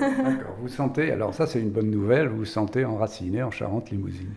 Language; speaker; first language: French; native; French